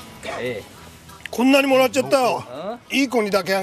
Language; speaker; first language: Japanese; native; Japanese